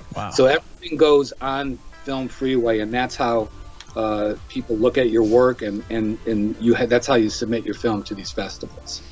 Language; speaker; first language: English; native; English